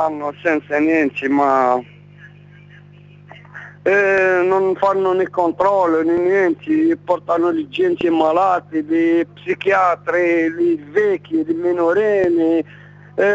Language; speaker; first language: Italian; non-native, learner; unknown